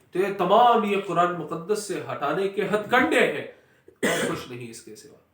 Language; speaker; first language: Urdu; non-native, local second language; Pashto